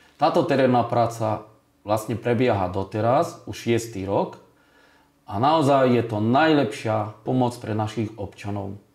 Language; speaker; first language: Slovak; native; Slovak